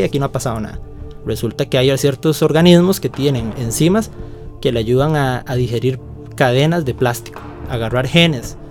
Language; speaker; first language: Spanish; native; Spanish